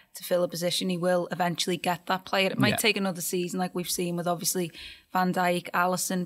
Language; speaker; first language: English; native; English